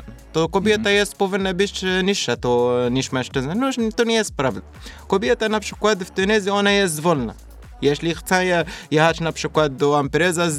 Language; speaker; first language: Polish; non-native, learner; Arabic